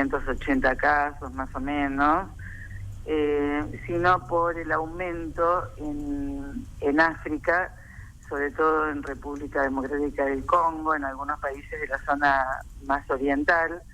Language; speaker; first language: Spanish; native; Spanish